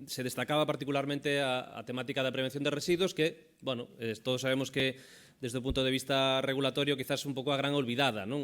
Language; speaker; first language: Spanish; native; Spanish